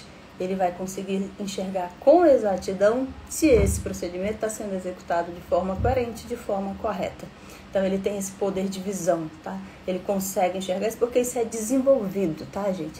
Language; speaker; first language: Portuguese; native; Portuguese